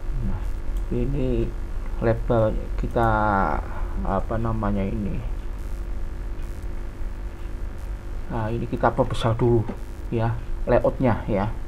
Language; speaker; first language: Indonesian; native; Indonesian